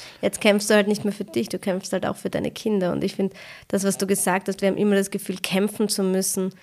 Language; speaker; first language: German; early bilingual, other home language; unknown